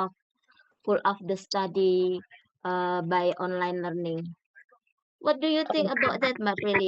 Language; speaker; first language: English; non-native, learner; Indonesian